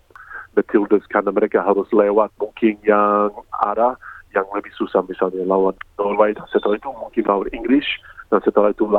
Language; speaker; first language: Indonesian; early bilingual, heritage; English